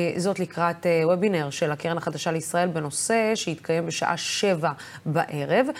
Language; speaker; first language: Hebrew; non-native, local second language; Arabic